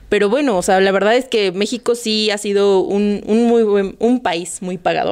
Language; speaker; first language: Spanish; native; Spanish